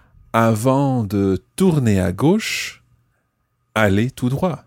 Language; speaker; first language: French; non-native, fluent; English